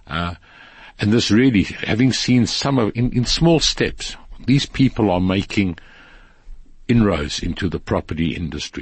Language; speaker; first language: English; native; English